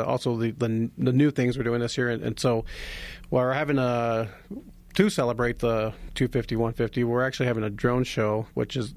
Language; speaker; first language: English; native; English